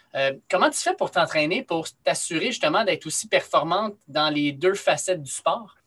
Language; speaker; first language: French; native; French